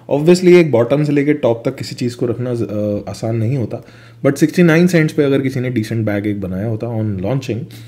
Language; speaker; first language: Hindi; native; Hindi